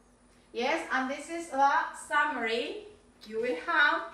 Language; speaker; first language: English; non-native, fluent; Spanish